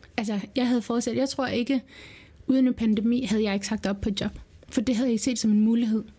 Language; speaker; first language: Danish; early bilingual, other home language; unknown